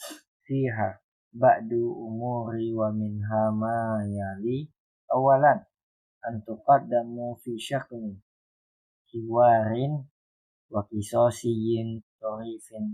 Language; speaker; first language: Arabic; non-native, learner; Indonesian